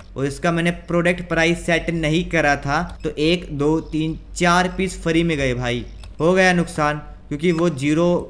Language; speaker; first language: Hindi; native; Hindi